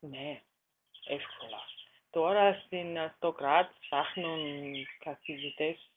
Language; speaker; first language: Greek; non-native, learner; German